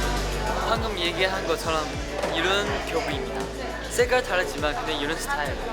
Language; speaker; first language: Korean; non-native, learner; Chinese